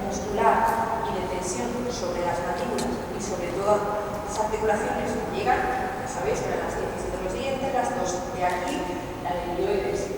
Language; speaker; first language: Spanish; native; Spanish